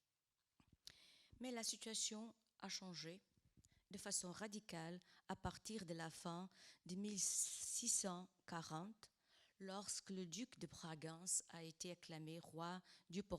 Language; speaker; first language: French; non-native, fluent; Portuguese